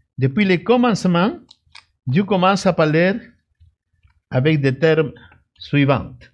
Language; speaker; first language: French; non-native, fluent; Spanish